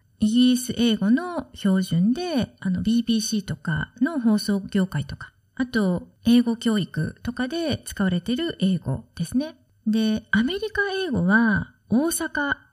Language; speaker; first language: Japanese; native; Japanese